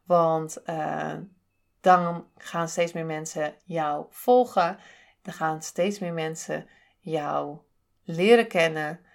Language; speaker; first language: Dutch; native; Dutch